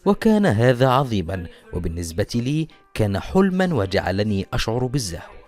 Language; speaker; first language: Arabic; native; Arabic